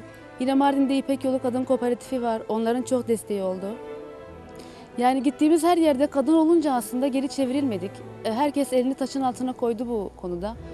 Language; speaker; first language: Turkish; native; Turkish